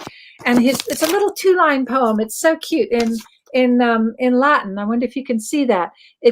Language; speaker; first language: English; native; English